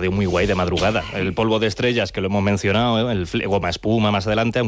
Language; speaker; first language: Spanish; native; Spanish